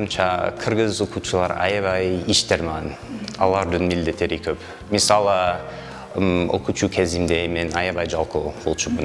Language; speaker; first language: Kyrgyz; non-native, learner; English